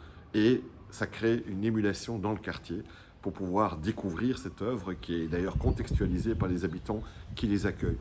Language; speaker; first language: French; native; French